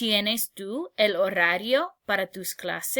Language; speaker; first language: Spanish; non-native, fluent; English